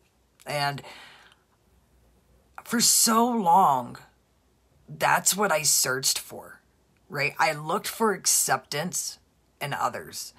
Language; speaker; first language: English; native; English